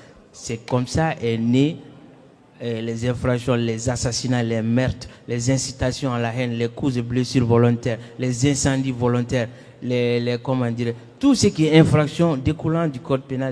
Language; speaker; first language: French; non-native, local second language; Soninke